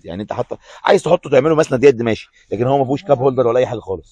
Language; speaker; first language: Arabic; native; Arabic